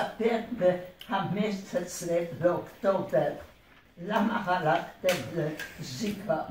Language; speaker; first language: Hebrew; early bilingual, other home language; Hungarian